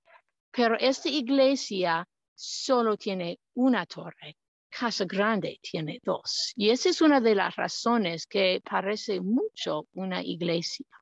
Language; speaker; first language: Spanish; non-native, fluent; English